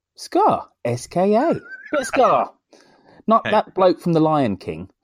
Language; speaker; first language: English; native; English